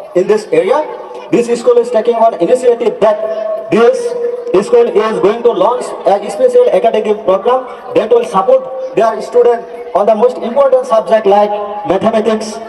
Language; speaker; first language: English; non-native, local second language; Assamese